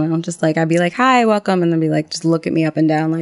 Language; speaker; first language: English; native; English